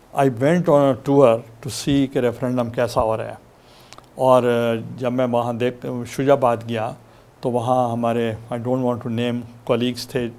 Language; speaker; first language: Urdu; non-native, local second language; Saraiki